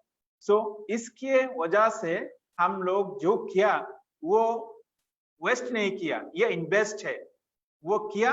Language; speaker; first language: Hindi; non-native, fluent; Bangla